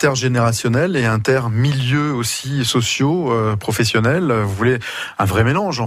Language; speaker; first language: French; native; French